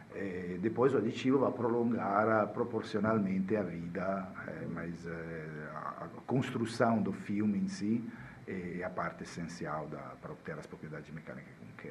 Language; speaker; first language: Portuguese; non-native, fluent; Italian